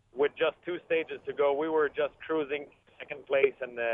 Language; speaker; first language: English; native; English